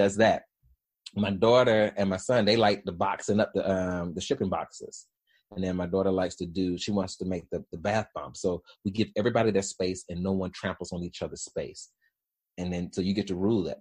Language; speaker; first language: English; native; English